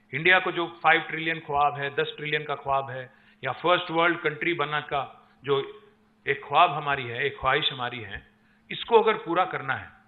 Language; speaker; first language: Hindi; non-native, local second language; Telugu